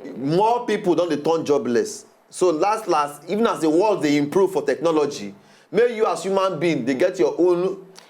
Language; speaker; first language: Nigerian Pidgin; native; Nigerian Pidgin